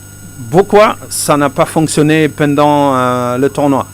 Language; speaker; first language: French; non-native, fluent; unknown